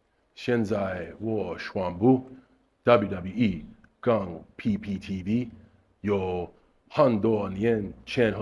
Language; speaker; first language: Chinese; non-native, learner; English